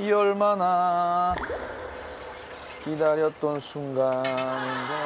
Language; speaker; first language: Korean; native; Korean